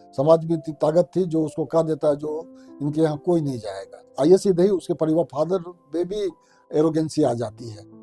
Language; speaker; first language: Hindi; non-native, local second language; Maithili